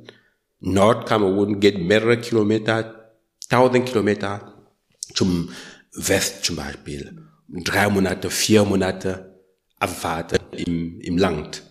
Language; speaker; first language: German; non-native, learner; French